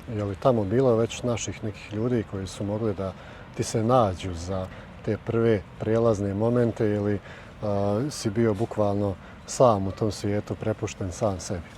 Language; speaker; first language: Bosnian; native; Bosnian